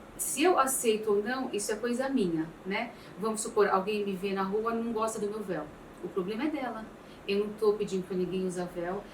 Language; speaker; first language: Portuguese; early bilingual, other home language; Arabic